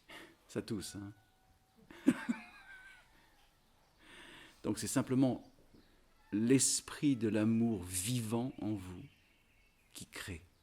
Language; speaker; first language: French; native; French